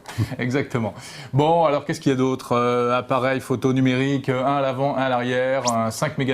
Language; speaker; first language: French; native; French